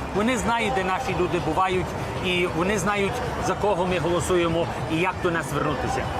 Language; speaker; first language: Ukrainian; early bilingual, heritage; Ukrainian